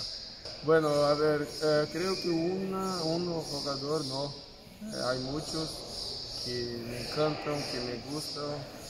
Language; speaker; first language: Spanish; non-native, fluent; Portuguese